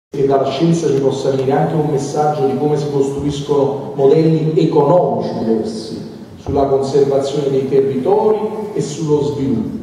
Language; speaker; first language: Italian; native; Italian